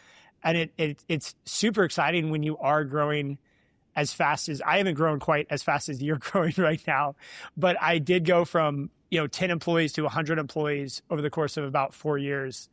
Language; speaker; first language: English; native; English